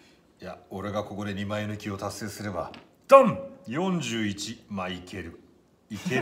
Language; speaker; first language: Japanese; native; Japanese